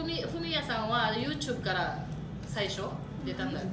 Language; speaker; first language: Japanese; non-native, learner; Filipino